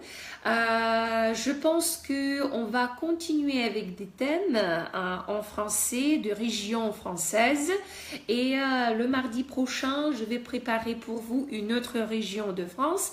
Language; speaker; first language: French; non-native, fluent; Russian